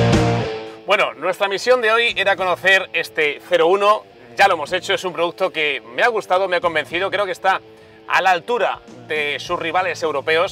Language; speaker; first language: Spanish; native; Spanish